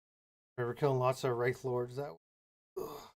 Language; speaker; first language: English; native; English